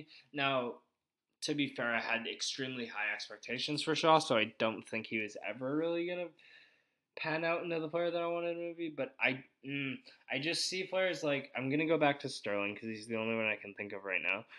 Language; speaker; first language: English; native; English